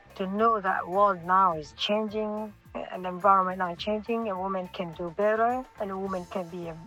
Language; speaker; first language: English; non-native, local second language; Swahili